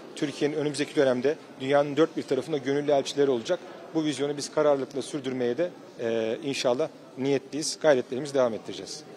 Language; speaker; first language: Turkish; native; Turkish